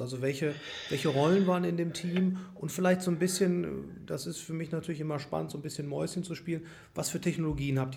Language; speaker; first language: German; native; German